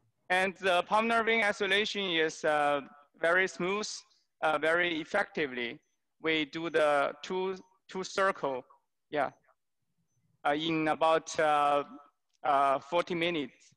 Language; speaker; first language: English; non-native, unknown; Chinese